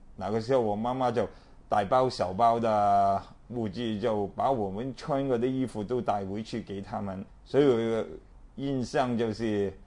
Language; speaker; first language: Chinese; non-native, local second language; Cantonese